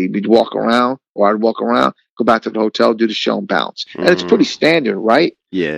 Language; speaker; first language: English; native; English